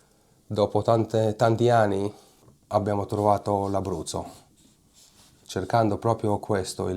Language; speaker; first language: Italian; non-native, fluent; Hebrew